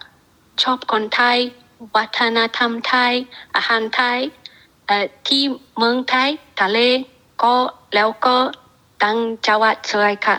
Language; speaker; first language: Thai; non-native, learner; English